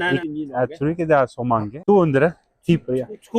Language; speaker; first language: Norwegian; non-native, fluent; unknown